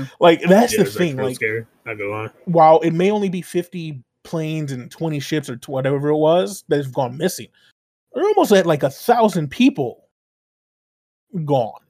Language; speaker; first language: English; native; English